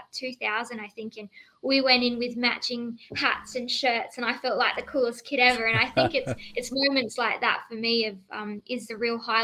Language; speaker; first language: English; native; English